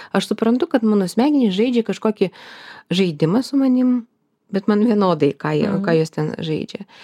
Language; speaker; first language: Lithuanian; non-native, local second language; Russian